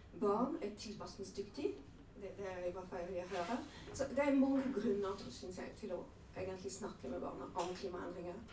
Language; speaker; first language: Norwegian; non-native, fluent; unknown